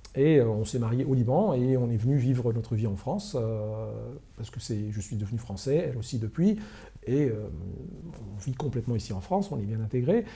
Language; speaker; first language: French; non-native, local second language; Arabic